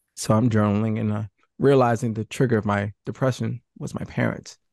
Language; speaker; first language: English; native; English